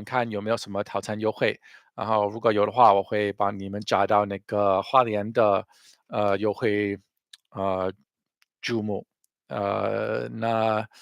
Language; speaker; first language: Chinese; non-native, fluent; English